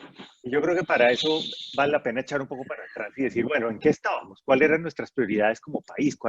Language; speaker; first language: Spanish; native; Spanish